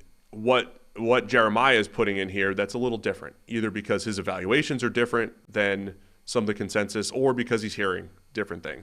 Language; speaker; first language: English; native; English